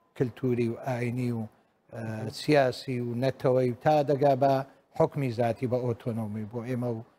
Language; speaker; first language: Central Kurdish; non-native, local second language; Assyrian Neo-Aramaic